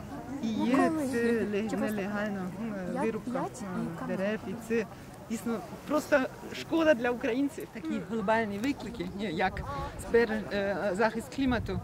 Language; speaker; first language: Ukrainian; non-native, learner; German